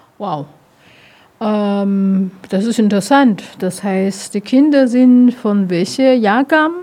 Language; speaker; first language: German; non-native, learner; Chinese